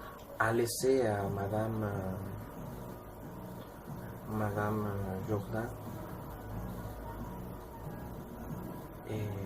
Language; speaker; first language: French; non-native, learner; Spanish